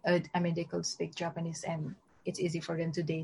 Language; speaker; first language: English; non-native, learner; Indonesian